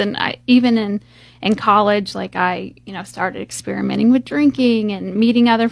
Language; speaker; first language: English; native; English